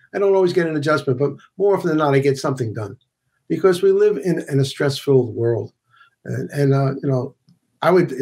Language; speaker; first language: English; native; English